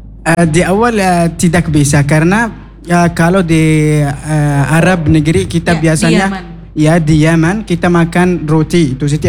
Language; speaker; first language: Indonesian; non-native, learner; Arabic